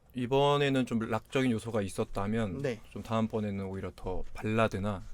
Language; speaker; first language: Korean; native; Korean